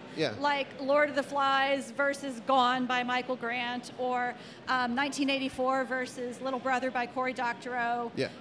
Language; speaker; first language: English; native; English